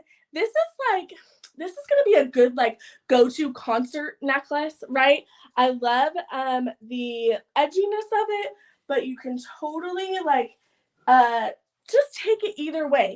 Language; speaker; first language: English; native; English